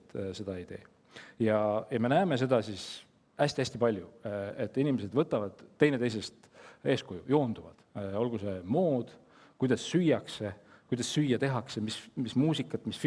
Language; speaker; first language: Estonian; native; Estonian